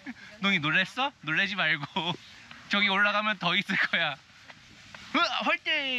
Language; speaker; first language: Korean; native; Korean